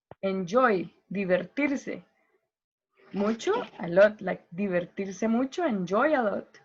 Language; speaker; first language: English; non-native, learner; Spanish